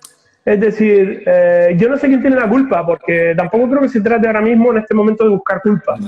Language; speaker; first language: Spanish; native; Spanish